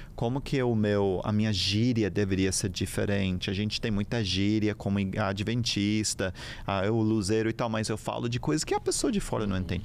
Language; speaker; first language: Portuguese; non-native, fluent; English